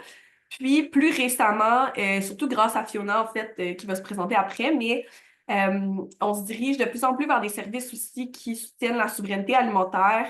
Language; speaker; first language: French; native; French